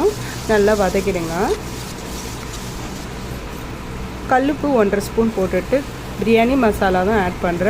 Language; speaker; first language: Tamil; native; Tamil